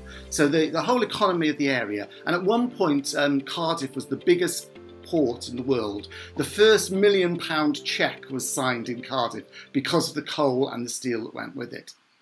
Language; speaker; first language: English; native; English